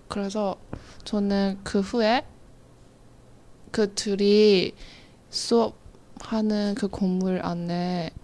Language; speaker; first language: Korean; non-native, fluent; Chinese